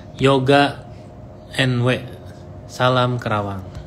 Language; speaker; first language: Indonesian; native; Indonesian